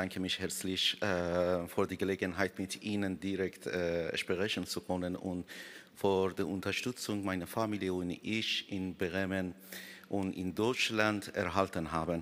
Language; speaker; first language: German; non-native, learner; Persian